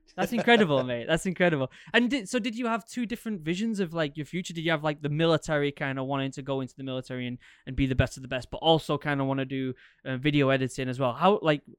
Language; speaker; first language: English; native; English